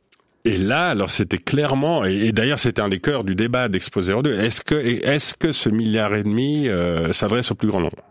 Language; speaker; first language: French; non-native, local second language; Swiss German